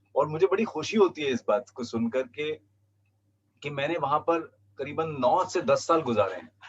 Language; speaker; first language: Hindi; non-native, local second language; Punjabi